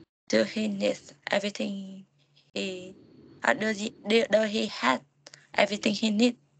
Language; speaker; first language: English; non-native, learner; Vietnamese